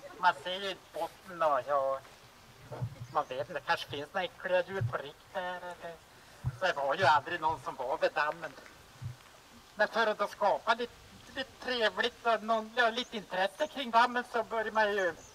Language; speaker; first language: Swedish; native; Swedish